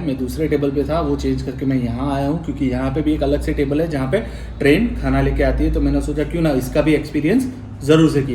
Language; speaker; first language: Hindi; native; Hindi